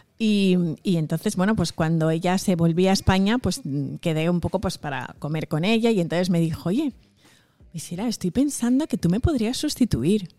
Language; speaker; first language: Spanish; early bilingual, other home language; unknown